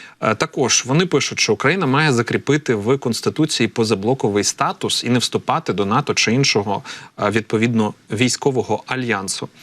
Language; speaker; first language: Ukrainian; native; Ukrainian